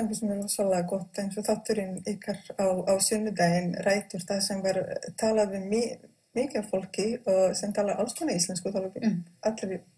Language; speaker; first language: Icelandic; non-native, fluent; Croatian